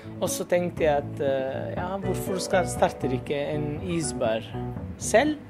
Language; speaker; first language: Norwegian; non-native, fluent; Italian